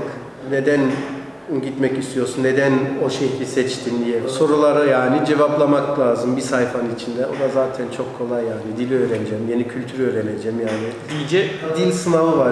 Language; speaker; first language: Turkish; early bilingual, heritage; Turkish